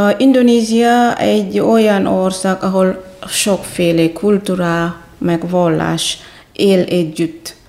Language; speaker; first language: Hungarian; non-native, fluent; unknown